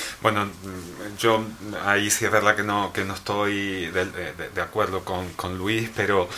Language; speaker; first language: Spanish; native; Spanish